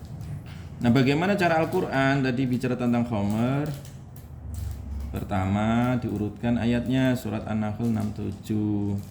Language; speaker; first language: Indonesian; native; Indonesian